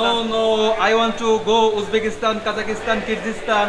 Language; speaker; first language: English; non-native, local second language; Bangla